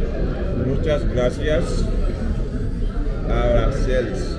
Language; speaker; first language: Spanish; non-native, learner; English